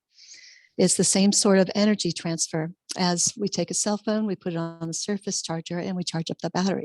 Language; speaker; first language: English; native; English